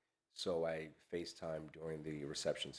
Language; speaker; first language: English; native; English